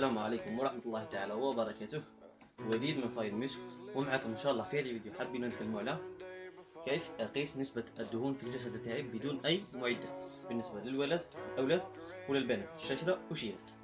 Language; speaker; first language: Arabic; native; Arabic